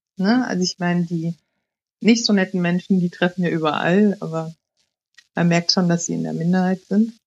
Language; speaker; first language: German; early bilingual, other home language; Italian